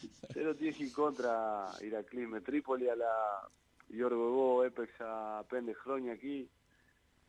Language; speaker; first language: Greek; non-native, learner; Spanish